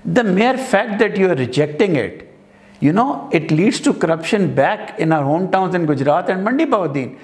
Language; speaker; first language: English; non-native, local second language; Urdu